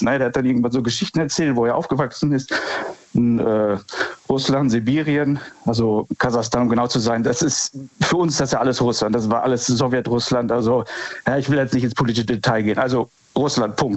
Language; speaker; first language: German; native; German